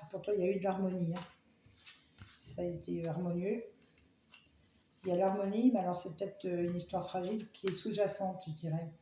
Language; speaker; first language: French; native; French